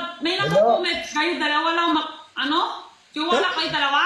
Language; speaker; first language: Filipino; non-native, learner; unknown